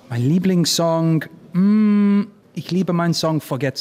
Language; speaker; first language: German; non-native, learner; English